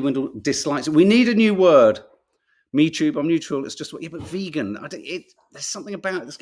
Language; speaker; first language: English; native; English